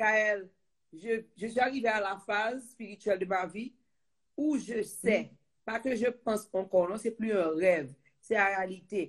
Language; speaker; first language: French; non-native, local second language; Haitian Creole